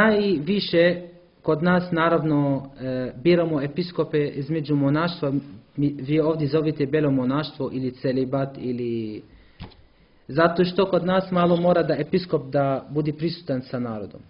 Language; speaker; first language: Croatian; non-native, learner; Arabic